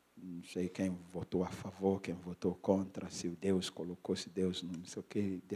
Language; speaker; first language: Portuguese; non-native, fluent; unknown